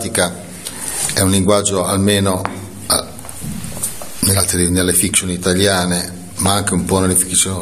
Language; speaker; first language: Italian; native; Italian